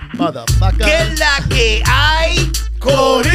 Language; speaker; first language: Spanish; native; Spanish